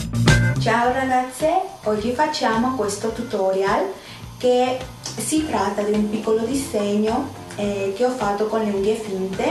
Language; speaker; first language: Italian; non-native, fluent; Spanish